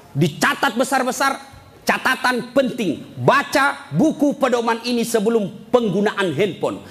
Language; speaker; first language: Indonesian; native; Indonesian